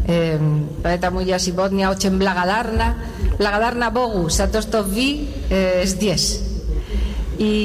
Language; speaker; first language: Russian; non-native, learner; Spanish